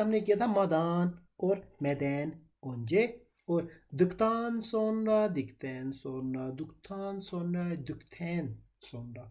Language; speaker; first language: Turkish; non-native, fluent; Urdu